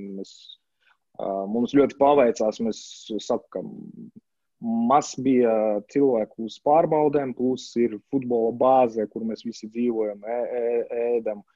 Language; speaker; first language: Latvian; non-native, local second language; Russian